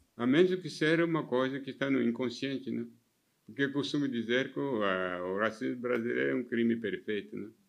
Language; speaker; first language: Portuguese; non-native, fluent; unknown